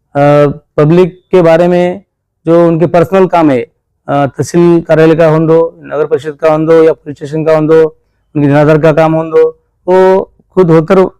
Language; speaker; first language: Hindi; non-native, local second language; Marathi